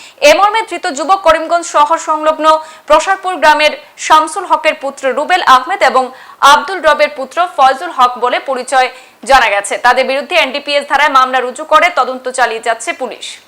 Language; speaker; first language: Bangla; native; Bangla